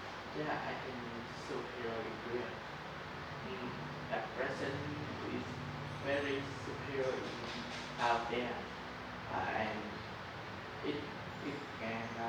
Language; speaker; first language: English; non-native, learner; Vietnamese